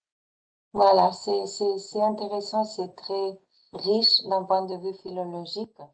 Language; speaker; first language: French; non-native, fluent; Spanish